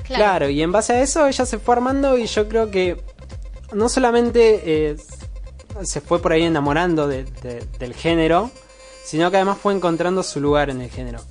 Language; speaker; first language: Spanish; native; Spanish